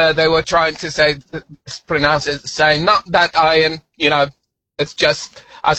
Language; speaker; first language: English; non-native, fluent; Assyrian Neo-Aramaic